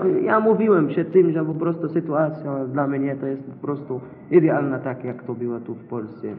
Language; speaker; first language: Polish; non-native, learner; Arabic